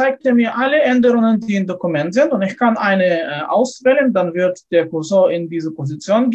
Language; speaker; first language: German; non-native, fluent; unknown